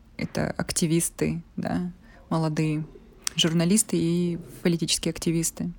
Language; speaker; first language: Russian; native; Russian